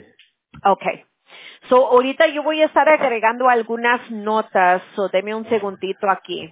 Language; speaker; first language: Spanish; early bilingual, heritage; English